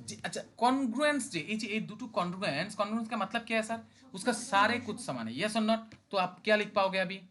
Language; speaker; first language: Hindi; non-native, local second language; Bangla